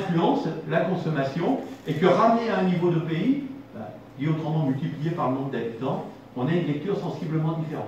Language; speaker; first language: French; native; French